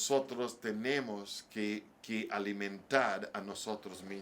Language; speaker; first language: Spanish; non-native, learner; English